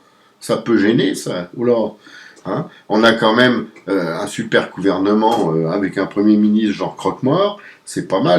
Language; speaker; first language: French; native; French